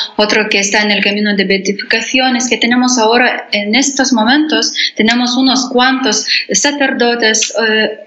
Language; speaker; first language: Spanish; non-native, fluent; Lithuanian